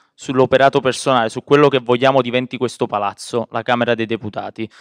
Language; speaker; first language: Italian; native; Italian